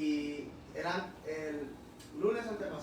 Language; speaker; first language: Spanish; early bilingual, heritage; Spanish